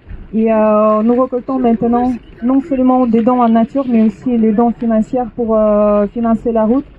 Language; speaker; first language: French; non-native, fluent; Russian